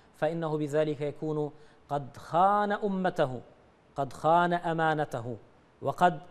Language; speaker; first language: Arabic; native; Arabic